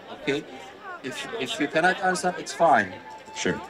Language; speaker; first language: English; non-native, fluent; Arabic